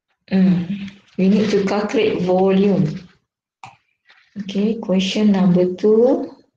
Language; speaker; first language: English; non-native, local second language; Malay